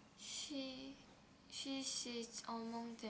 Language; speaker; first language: English; non-native, learner; Korean